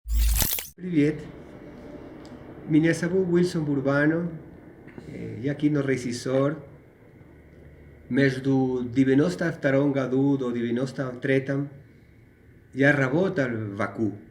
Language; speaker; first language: Russian; non-native, learner; Spanish